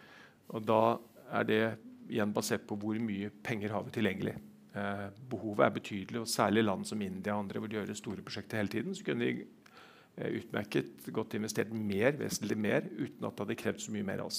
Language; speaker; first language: Norwegian; native; Norwegian